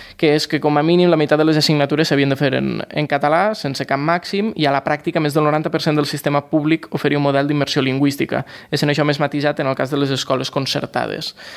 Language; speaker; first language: Catalan; native; Catalan